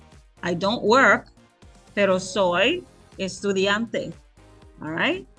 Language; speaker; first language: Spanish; non-native, fluent; English